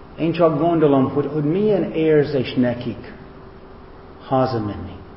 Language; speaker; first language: Hungarian; non-native, fluent; English